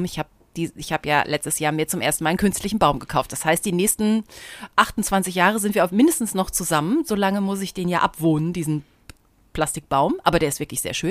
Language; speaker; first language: German; native; German